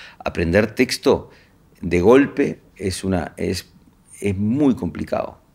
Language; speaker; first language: Spanish; native; Spanish